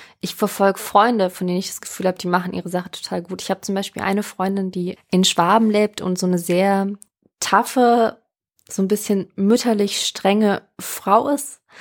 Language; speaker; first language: German; early bilingual, other home language; Russian